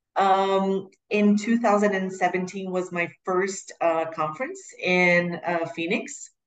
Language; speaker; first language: English; non-native, fluent; Portuguese